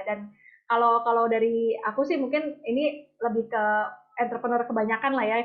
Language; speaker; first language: Indonesian; native; Indonesian